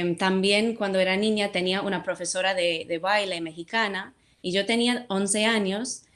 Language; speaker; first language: Spanish; non-native, fluent; English